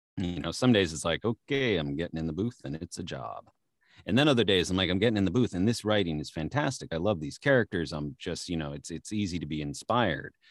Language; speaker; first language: English; native; English